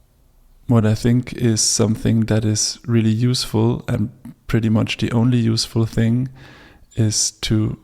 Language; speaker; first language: English; non-native, fluent; German